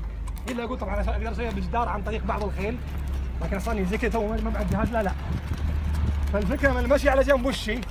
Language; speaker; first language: Arabic; native; Arabic